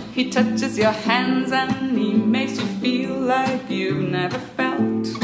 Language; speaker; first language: English; early bilingual, heritage; English